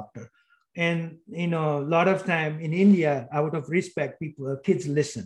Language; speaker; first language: English; non-native, local second language; Gujarati